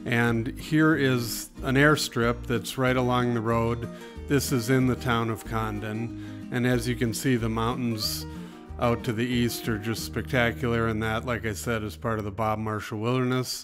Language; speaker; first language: English; native; English